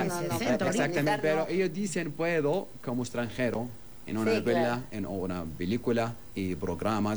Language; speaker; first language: Spanish; non-native, learner; Arabic